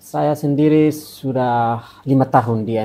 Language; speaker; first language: Indonesian; non-native, fluent; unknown